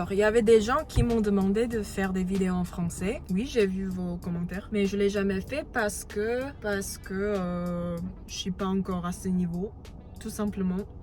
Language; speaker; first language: French; non-native, learner; English